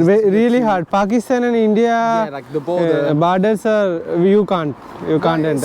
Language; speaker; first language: English; non-native, local second language; Telugu